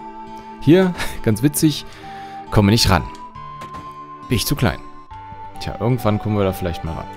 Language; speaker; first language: German; native; German